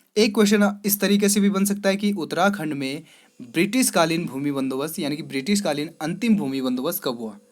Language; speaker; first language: Hindi; native; Hindi